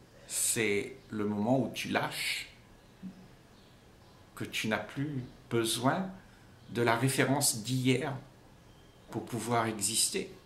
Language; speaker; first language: French; native; French